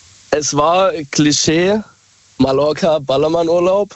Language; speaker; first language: German; native; German